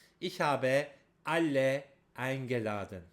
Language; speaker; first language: German; non-native, fluent; Turkish